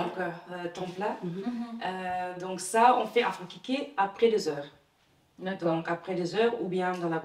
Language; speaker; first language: French; non-native, learner; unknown